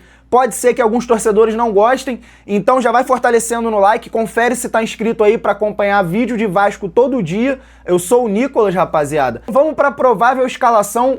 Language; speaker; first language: Portuguese; native; Portuguese